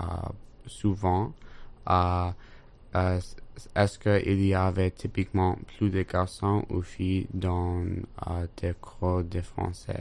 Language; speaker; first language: French; non-native, learner; English